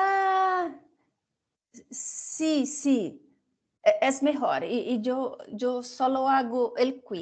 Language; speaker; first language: Spanish; non-native, fluent; Portuguese